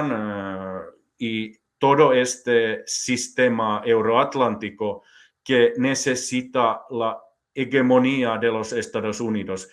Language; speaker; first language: Spanish; non-native, fluent; Finnish